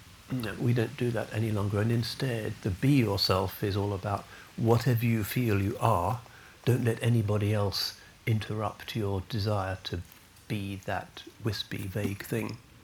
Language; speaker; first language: English; native; English